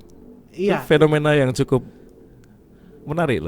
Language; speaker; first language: Indonesian; native; Indonesian